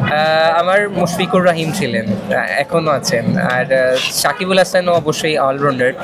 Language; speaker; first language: Bangla; non-native, fluent; Urdu